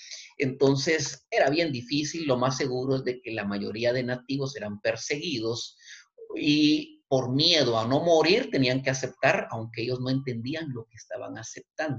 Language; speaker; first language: Spanish; native; Spanish